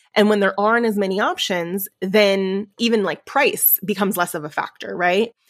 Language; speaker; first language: English; early bilingual, other home language; Spanish